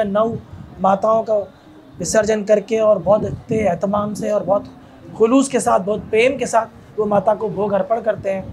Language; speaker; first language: Urdu; non-native, local second language; Gujarati